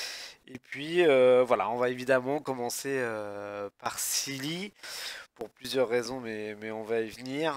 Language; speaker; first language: French; native; French